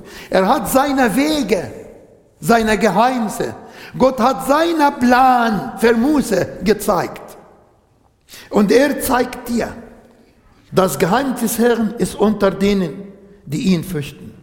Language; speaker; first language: German; non-native, fluent; Arabic